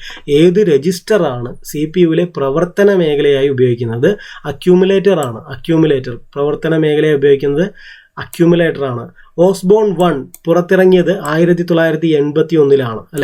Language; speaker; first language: Malayalam; native; Malayalam